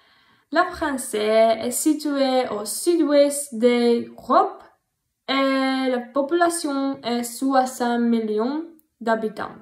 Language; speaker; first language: French; non-native, learner; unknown